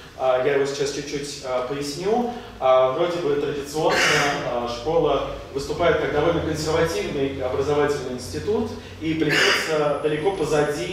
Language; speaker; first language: Russian; native; Russian